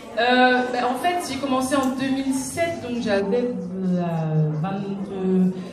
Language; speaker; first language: French; native; French